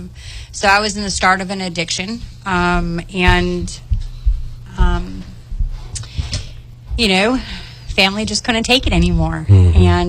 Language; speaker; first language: English; native; English